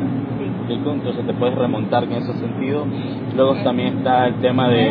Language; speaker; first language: Spanish; native; Spanish